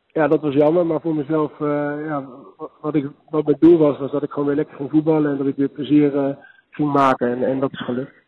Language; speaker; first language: Dutch; native; Dutch